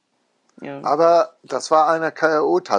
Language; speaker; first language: German; non-native, fluent; English